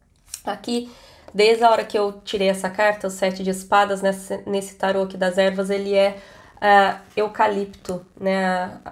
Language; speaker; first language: Portuguese; native; Portuguese